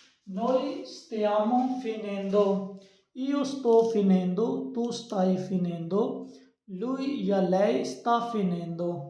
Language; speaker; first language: Italian; non-native, fluent; Hindi